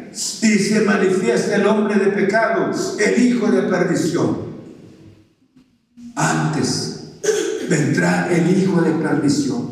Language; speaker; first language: Spanish; native; Spanish